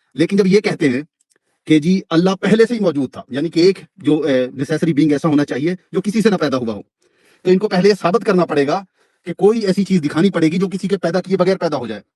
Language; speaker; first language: Urdu; native; Urdu